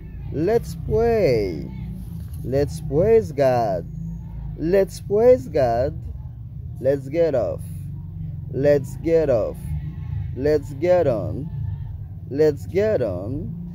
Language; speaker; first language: English; non-native, fluent; Haitian Creole